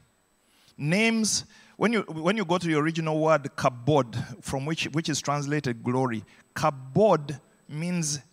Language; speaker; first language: English; non-native, local second language; Ganda